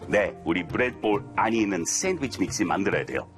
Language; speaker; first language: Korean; non-native, fluent; English